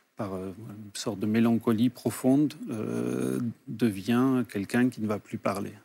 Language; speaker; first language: French; early bilingual, other home language; Spanish